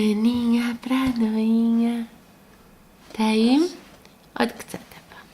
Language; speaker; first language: Hebrew; non-native, fluent; Portuguese